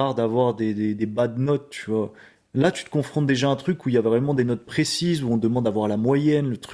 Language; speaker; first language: French; native; French